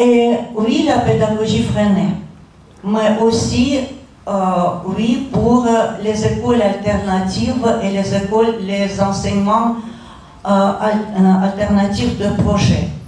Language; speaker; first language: French; non-native, fluent; Russian